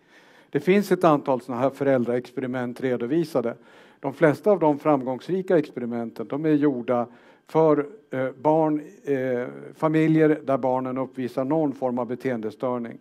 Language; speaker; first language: Swedish; native; Swedish